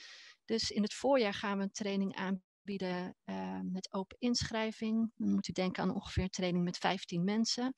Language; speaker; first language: Dutch; native; Dutch